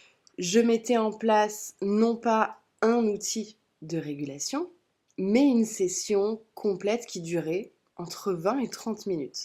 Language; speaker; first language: French; native; French